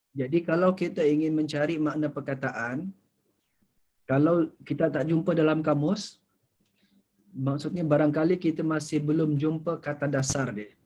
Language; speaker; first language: Malay; native; Malay